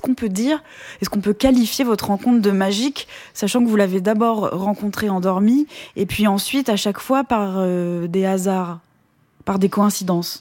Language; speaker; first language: French; native; French